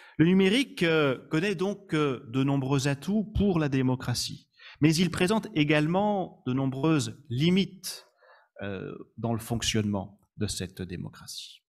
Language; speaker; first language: French; native; French